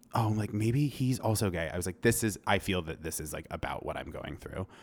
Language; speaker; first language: English; native; English